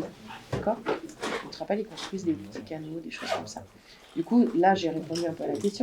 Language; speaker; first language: French; native; French